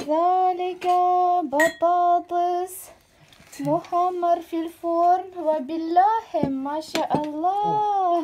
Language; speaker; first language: Arabic; non-native, fluent; Ukrainian